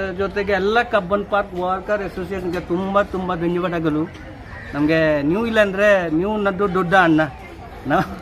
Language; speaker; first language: Kannada; non-native, learner; Chakma